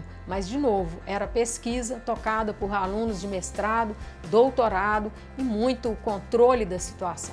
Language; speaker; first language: Portuguese; native; Portuguese